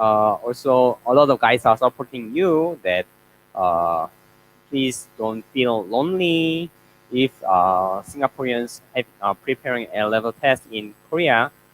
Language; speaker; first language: English; non-native, learner; Korean